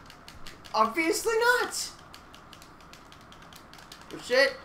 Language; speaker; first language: English; native; English